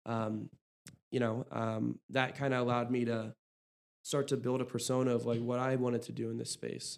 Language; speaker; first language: English; native; English